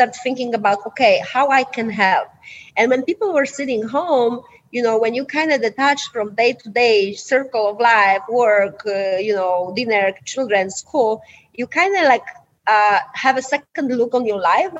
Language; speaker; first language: English; non-native, fluent; Polish